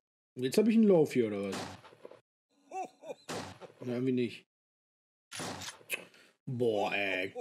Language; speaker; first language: German; native; German